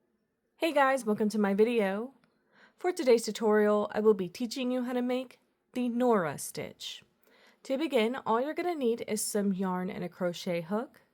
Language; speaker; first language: English; native; English